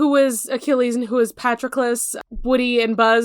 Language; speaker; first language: English; native; English